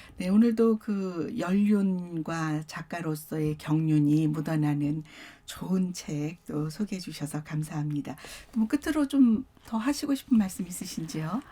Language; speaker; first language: Korean; native; Korean